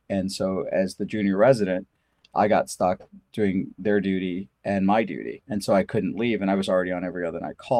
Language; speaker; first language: English; early bilingual, other home language; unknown